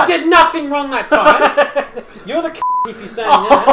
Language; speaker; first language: English; native; English